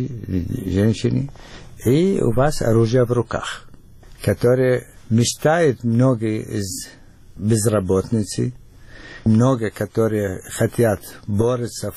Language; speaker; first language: Russian; non-native, fluent; Arabic